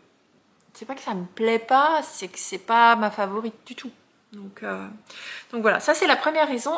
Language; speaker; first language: French; native; French